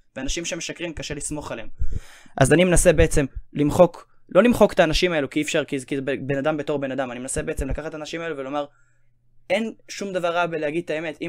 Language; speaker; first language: Hebrew; native; Hebrew